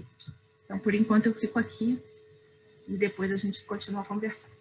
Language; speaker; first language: Portuguese; native; Portuguese